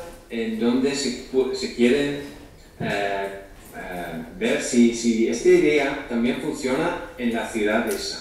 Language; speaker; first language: Spanish; non-native, fluent; Dutch